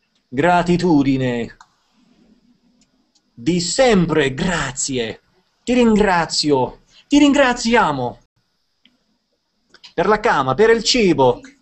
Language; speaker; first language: Italian; non-native, fluent; English